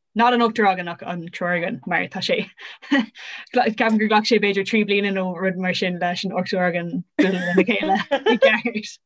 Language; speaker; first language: Irish; non-native, local second language; English